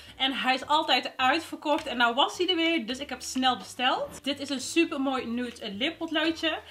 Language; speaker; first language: Dutch; early bilingual, other home language; Arabic